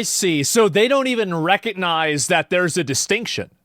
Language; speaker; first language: English; native; English